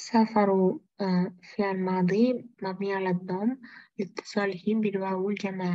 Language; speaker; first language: Arabic; non-native, learner; Uzbek